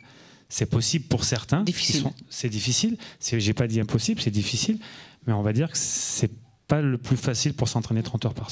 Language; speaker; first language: French; native; French